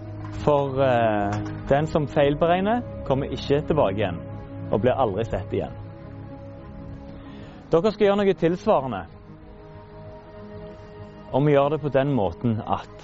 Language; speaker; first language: Norwegian; native; Norwegian